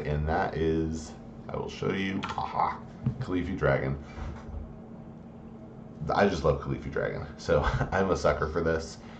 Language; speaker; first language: English; native; English